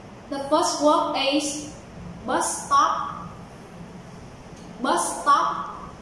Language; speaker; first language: English; non-native, fluent; Vietnamese